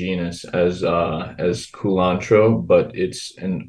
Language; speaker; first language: English; native; English